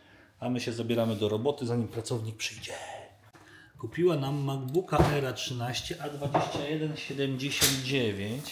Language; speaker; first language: Polish; native; Polish